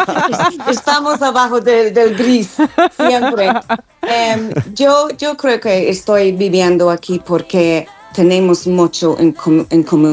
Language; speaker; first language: Spanish; non-native, fluent; English